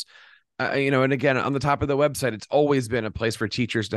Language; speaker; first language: English; native; English